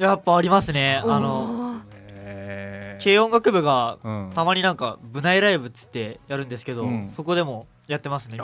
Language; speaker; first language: Japanese; native; Japanese